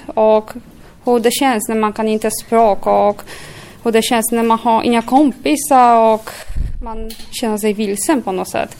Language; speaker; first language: Swedish; non-native, fluent; Polish